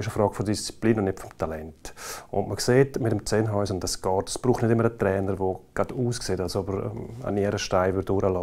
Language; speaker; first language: German; native; German